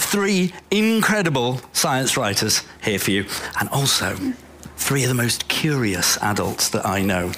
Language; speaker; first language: English; native; English